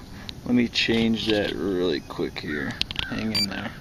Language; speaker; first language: English; native; English